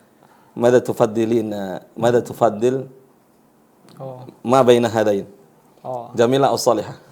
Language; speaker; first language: Arabic; non-native, fluent; Indonesian